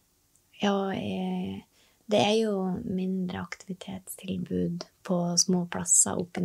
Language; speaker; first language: Norwegian; native; Norwegian